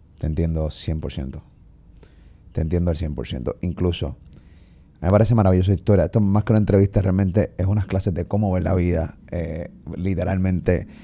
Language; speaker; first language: Spanish; native; Spanish